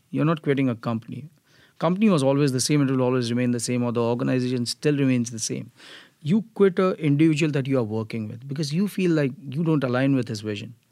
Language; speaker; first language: English; non-native, local second language; Gujarati